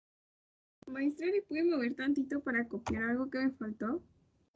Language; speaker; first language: Spanish; native; Spanish